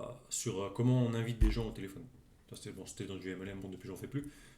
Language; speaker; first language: French; native; French